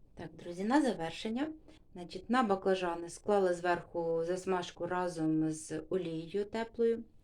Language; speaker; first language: Ukrainian; non-native, local second language; Russian